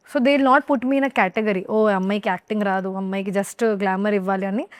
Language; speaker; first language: Telugu; non-native, learner; Hindi